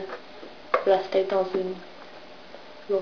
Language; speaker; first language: French; non-native, learner; English